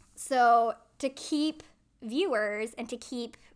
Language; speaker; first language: English; native; English